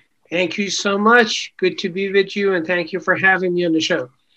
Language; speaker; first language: English; non-native, fluent; Persian